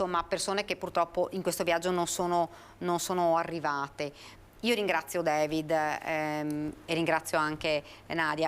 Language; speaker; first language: Italian; native; Italian